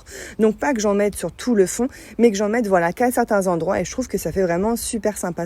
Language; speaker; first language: French; native; French